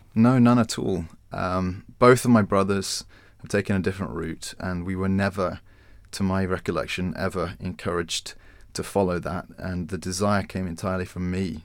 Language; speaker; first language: English; native; English